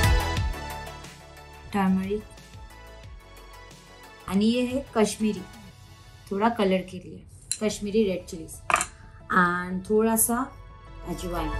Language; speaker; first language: Hindi; non-native, local second language; Bangla